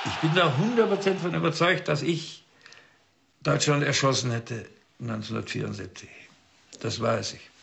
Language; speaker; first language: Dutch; early bilingual, heritage; German